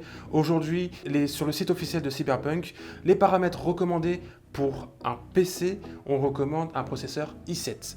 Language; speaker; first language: French; native; French